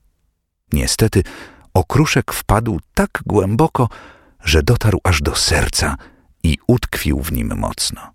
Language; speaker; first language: Polish; native; Polish